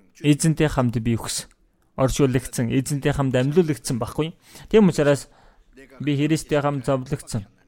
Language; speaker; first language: Mongolian; non-native, fluent; Korean